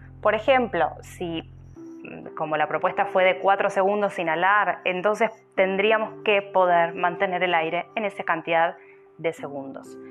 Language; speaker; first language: Spanish; native; Spanish